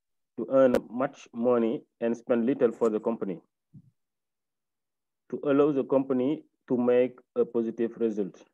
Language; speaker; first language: English; non-native, learner; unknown